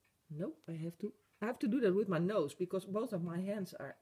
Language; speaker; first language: English; non-native, fluent; Dutch